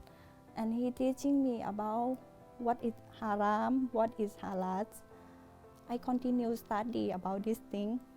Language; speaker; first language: English; non-native, learner; Thai